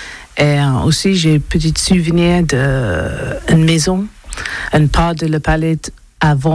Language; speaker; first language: French; non-native, learner; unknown